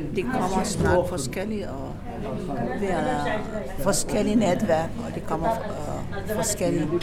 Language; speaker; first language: Danish; non-native, fluent; Arabic